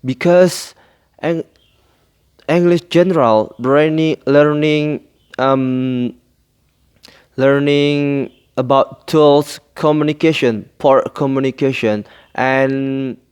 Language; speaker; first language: English; non-native, learner; Indonesian